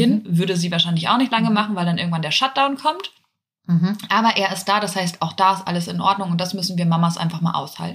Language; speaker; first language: German; native; German